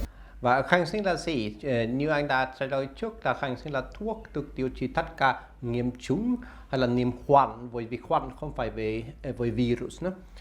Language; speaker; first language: Vietnamese; non-native, learner; Swedish